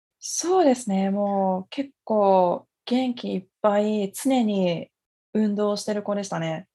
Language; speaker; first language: Japanese; native; Japanese